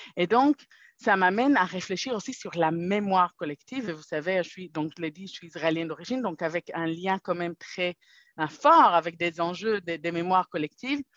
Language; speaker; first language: French; non-native, fluent; Hebrew